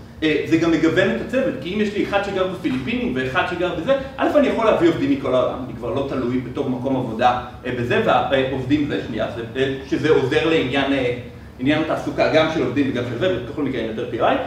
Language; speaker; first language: Hebrew; native; Hebrew